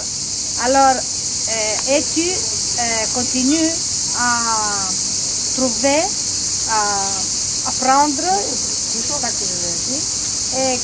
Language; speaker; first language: French; non-native, learner; Greek